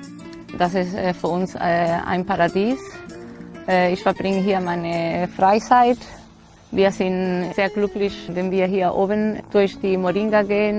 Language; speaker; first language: German; non-native, fluent; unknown